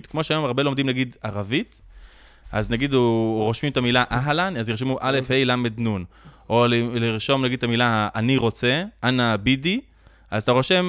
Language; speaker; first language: Hebrew; native; Hebrew